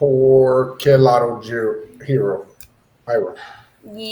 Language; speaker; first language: Spanish; non-native, learner; English